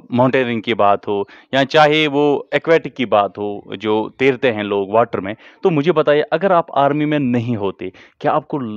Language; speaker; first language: Hindi; non-native, local second language; Kashmiri